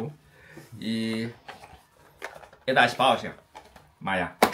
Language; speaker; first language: Russian; non-native, learner; Chinese